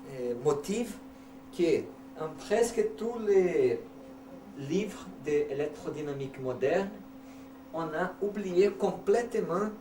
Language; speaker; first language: French; non-native, learner; Portuguese